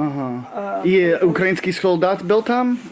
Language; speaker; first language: Russian; non-native, learner; English